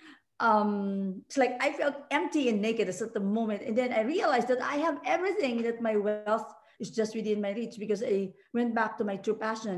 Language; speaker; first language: English; non-native, local second language; Filipino